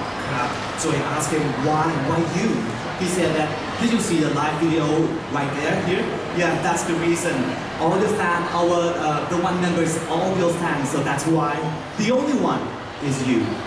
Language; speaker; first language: English; non-native, fluent; Thai